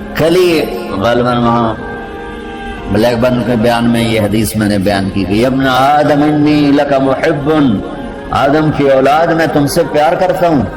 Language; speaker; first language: Urdu; non-native, local second language; Punjabi